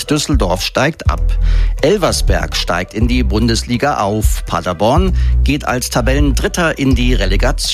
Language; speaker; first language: German; native; German